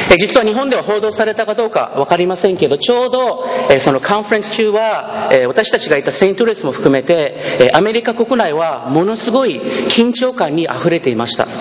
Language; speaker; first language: Japanese; early bilingual, heritage; Japanese